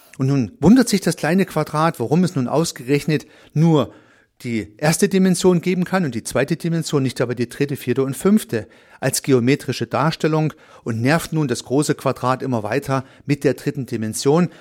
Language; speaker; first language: German; native; German